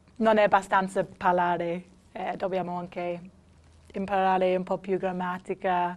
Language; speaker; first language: Italian; non-native, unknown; English